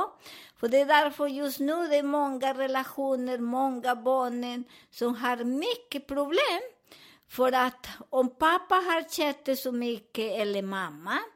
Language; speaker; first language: Swedish; non-native, learner; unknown